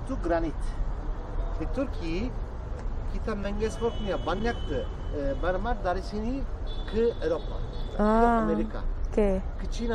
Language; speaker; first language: Indonesian; non-native, learner; Turkish